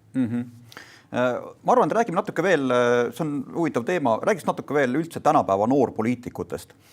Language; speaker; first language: Estonian; native; Estonian